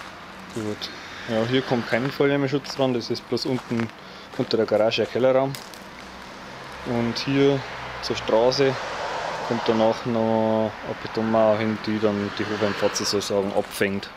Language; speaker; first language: German; native; German